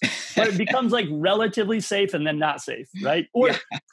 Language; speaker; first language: English; native; English